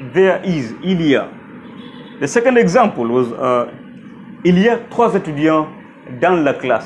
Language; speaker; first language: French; non-native, fluent; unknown